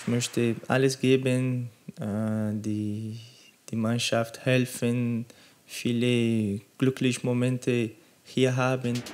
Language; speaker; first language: German; non-native, learner; Portuguese